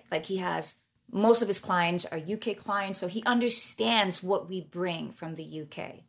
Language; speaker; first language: English; non-native, fluent; German